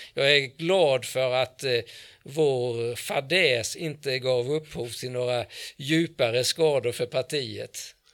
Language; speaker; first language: Swedish; native; Swedish